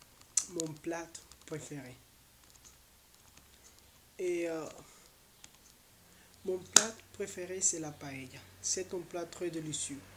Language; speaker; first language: French; non-native, learner; Spanish